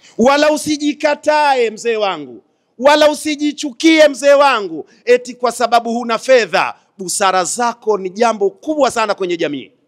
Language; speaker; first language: Swahili; native; Swahili